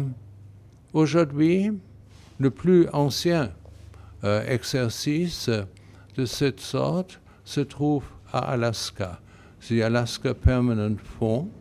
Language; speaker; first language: French; non-native, fluent; German